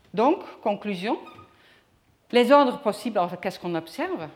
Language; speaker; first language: French; non-native, fluent; Dutch